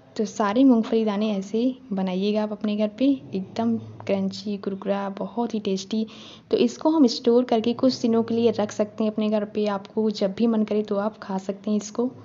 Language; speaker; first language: Hindi; native; Hindi